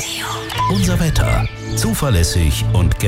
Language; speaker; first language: German; native; German